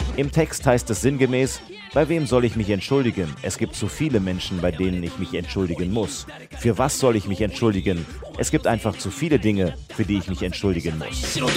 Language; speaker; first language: German; native; German